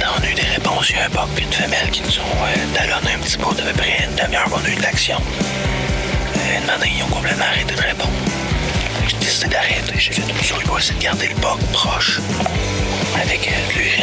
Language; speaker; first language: French; native; French